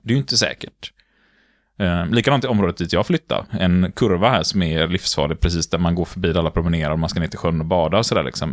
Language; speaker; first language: Swedish; native; Swedish